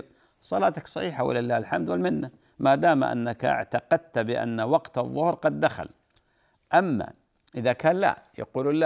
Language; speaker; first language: Arabic; native; Arabic